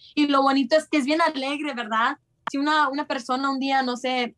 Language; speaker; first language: Spanish; early bilingual, heritage; Spanish